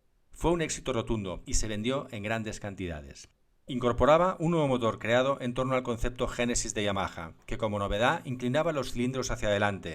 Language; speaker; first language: Spanish; native; Spanish